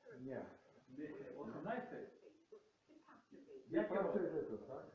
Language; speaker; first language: Polish; non-native, learner; Serbian